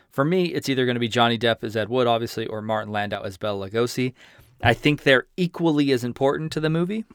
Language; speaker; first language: English; native; English